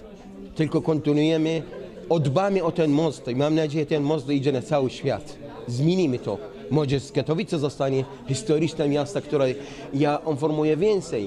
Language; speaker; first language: Polish; non-native, learner; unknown